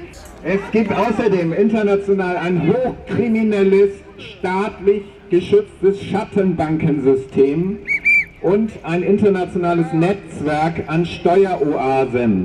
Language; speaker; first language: German; native; German